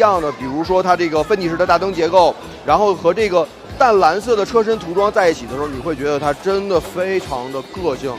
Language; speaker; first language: Chinese; native; Chinese